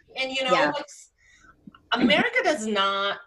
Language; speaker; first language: English; non-native, fluent; Japanese